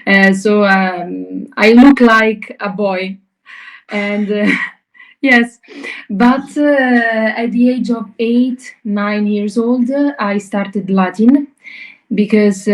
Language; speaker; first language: English; non-native, learner; Italian